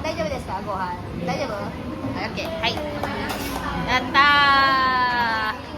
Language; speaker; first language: Japanese; non-native, fluent; Filipino